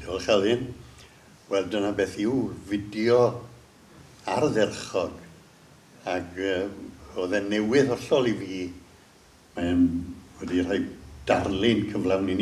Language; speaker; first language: Welsh; native; Welsh